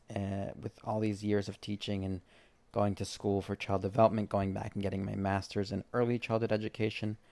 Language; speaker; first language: English; native; English